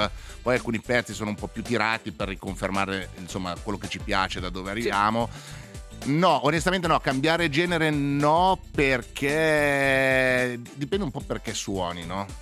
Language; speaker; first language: Italian; native; Italian